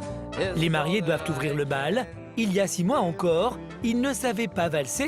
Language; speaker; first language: French; native; French